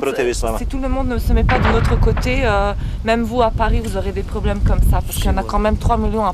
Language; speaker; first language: French; non-native, fluent; Bosnian